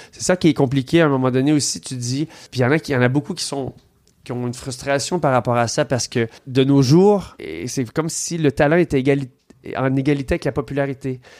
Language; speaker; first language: French; native; French